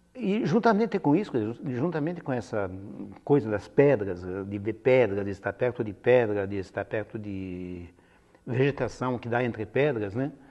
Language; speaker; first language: Portuguese; non-native, fluent; Italian